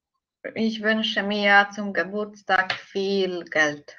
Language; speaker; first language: German; non-native, learner; Polish